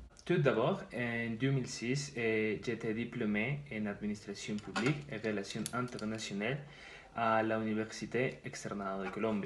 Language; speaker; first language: French; non-native, learner; Spanish